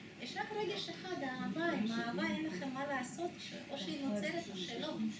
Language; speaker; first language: Hebrew; non-native, fluent; Russian